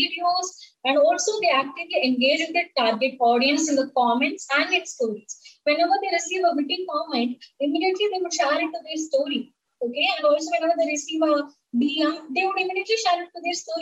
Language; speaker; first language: English; non-native, local second language; Tamil